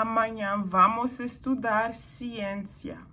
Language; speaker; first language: Portuguese; non-native, learner; English